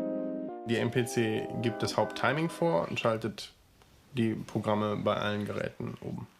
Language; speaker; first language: German; native; German